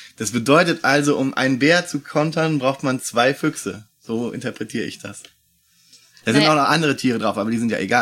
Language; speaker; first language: German; native; German